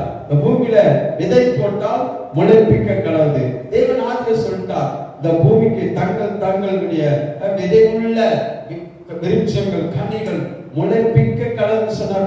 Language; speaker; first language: Tamil; native; Tamil